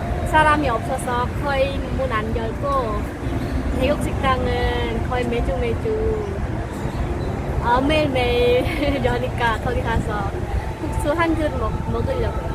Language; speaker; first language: Korean; non-native, fluent; Khmer